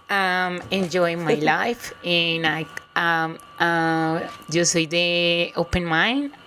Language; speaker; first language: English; non-native, learner; Spanish